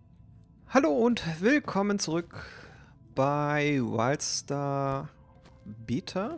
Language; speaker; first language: German; native; German